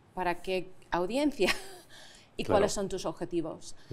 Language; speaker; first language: Spanish; non-native, fluent; English